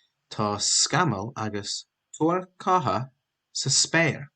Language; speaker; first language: Irish; non-native, local second language; English